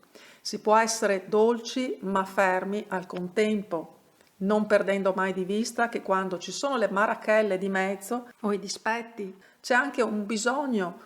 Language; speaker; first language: Italian; native; Italian